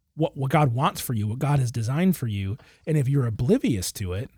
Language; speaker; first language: English; native; English